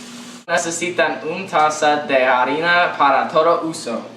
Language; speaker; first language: Spanish; non-native, learner; English